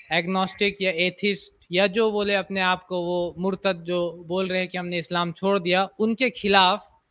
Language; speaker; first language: Hindi; native; Hindi